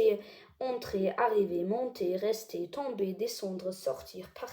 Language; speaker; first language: French; non-native, learner; German